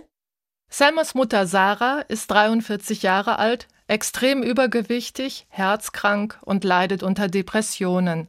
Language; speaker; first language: German; native; German